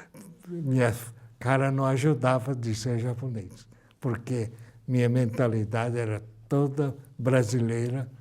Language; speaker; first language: Portuguese; early bilingual, other home language; Japanese